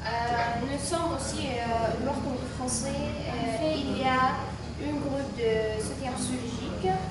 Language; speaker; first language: French; non-native, learner; Arabic